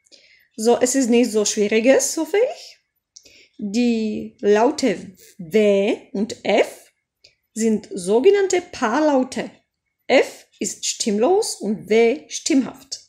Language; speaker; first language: German; non-native, fluent; Czech